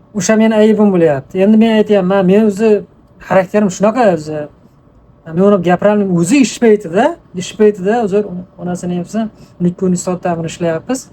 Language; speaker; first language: Uzbek; native; Uzbek